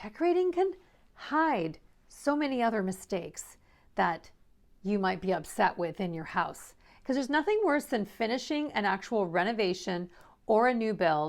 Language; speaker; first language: English; native; English